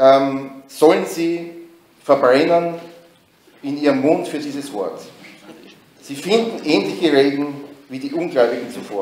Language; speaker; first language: German; native; German